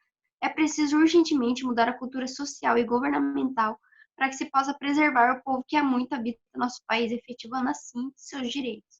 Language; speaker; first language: Portuguese; native; Portuguese